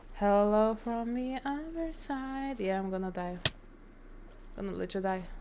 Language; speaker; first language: English; non-native, fluent; Lithuanian